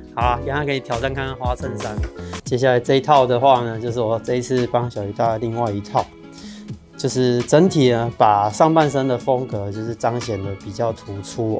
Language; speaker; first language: Chinese; native; Chinese